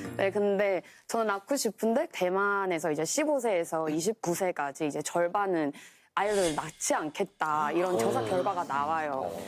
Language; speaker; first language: Korean; non-native, fluent; Chinese